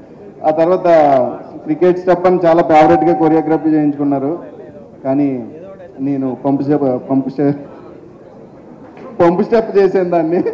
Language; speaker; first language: Telugu; native; Telugu